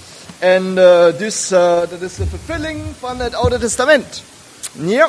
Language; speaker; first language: German; non-native, learner; Dutch